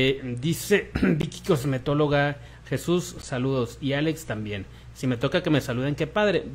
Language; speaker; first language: Spanish; native; Spanish